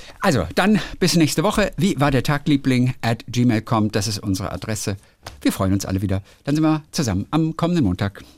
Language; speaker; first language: German; native; German